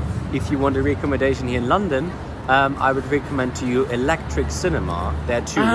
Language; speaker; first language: English; non-native, fluent; German